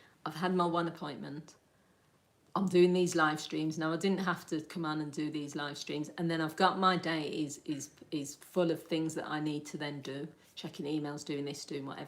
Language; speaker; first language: English; native; English